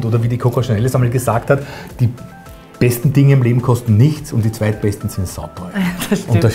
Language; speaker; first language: German; native; German